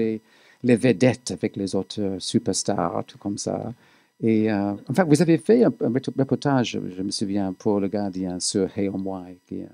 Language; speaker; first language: French; non-native, fluent; English